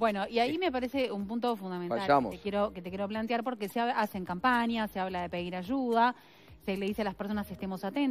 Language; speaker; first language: Spanish; native; Spanish